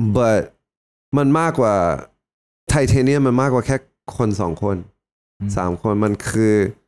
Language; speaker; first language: Thai; early bilingual, heritage; Thai